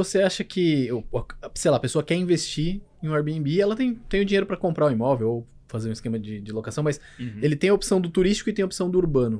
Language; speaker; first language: Portuguese; native; Portuguese